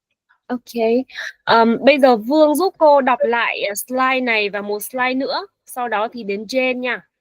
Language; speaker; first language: Vietnamese; native; Vietnamese